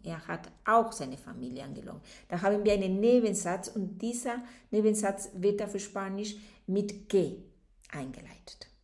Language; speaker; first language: German; non-native, fluent; Spanish